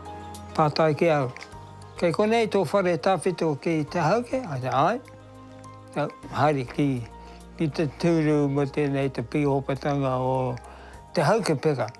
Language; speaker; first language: Māori; non-native, local second language; English